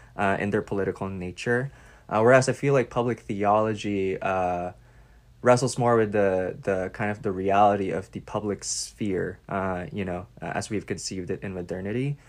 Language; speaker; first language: English; non-native, local second language; Filipino